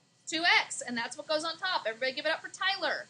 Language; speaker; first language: English; native; English